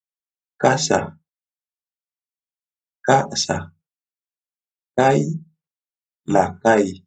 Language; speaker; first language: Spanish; non-native, learner; Haitian Creole